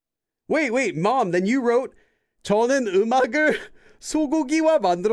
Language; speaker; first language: Korean; non-native, fluent; English